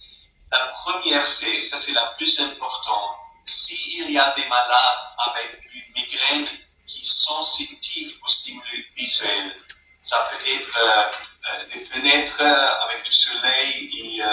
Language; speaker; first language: French; non-native, fluent; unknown